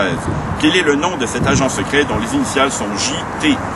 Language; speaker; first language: French; native; French